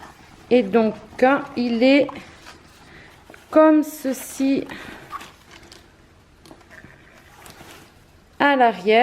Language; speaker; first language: French; native; French